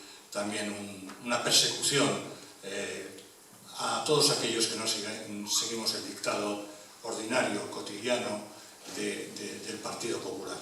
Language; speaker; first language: Spanish; native; Spanish